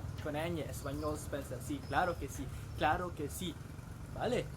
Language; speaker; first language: Spanish; non-native, learner; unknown